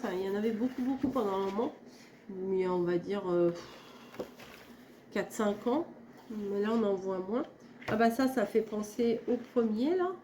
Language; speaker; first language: French; native; French